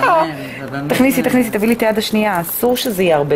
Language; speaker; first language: Hebrew; native; Hebrew